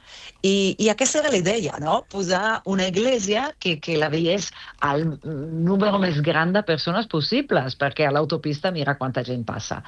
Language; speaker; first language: Catalan; non-native, fluent; Italian